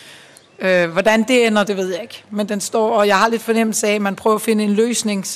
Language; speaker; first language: Danish; native; Danish